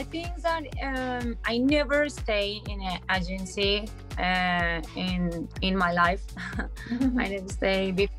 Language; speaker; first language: English; non-native, learner; Spanish